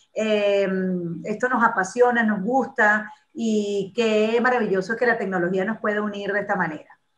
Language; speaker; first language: Spanish; native; Spanish